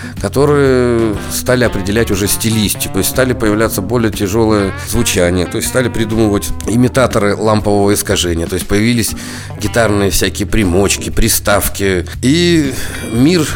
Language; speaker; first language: Russian; native; Russian